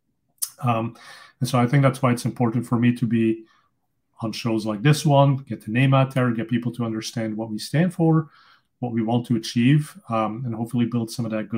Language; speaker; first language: English; non-native, fluent; Dutch